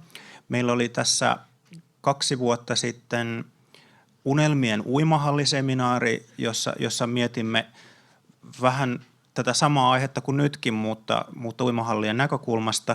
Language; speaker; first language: Finnish; native; Finnish